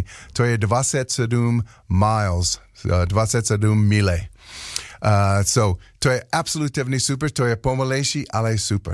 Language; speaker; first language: Slovak; non-native, learner; English